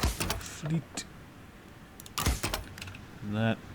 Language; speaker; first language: English; native; English